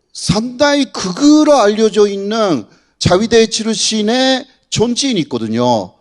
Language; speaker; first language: Korean; non-native, fluent; Japanese